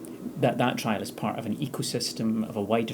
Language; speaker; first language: English; native; English